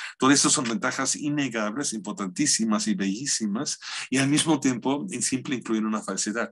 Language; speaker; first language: Spanish; non-native, fluent; German